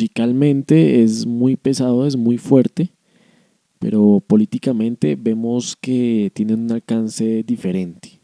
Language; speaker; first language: Spanish; native; Spanish